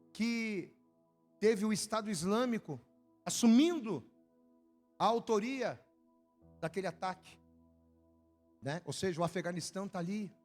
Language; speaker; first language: Portuguese; native; Portuguese